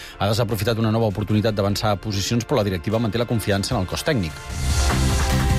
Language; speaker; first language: Catalan; native; Catalan